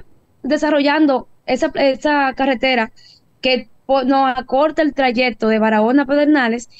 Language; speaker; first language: Spanish; native; Spanish